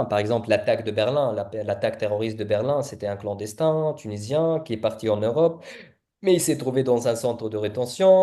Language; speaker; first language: French; non-native, fluent; Arabic